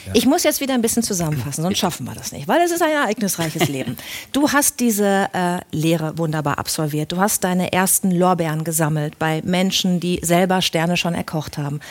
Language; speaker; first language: German; native; German